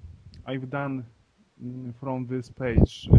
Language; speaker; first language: English; non-native, learner; Polish